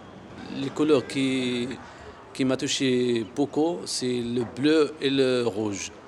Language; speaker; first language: French; non-native, learner; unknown